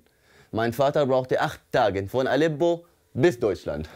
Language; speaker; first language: German; non-native, fluent; Arabic